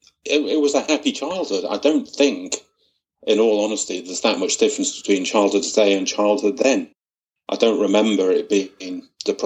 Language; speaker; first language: English; native; English